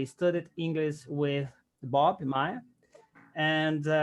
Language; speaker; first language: English; non-native, learner; Portuguese